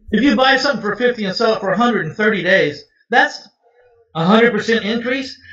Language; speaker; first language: English; native; English